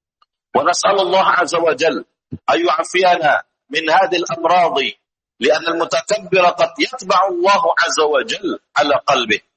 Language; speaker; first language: Arabic; non-native, fluent; Indonesian